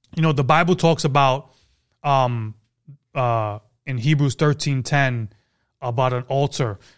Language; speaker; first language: English; native; English